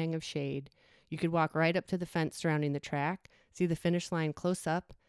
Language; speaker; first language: English; native; English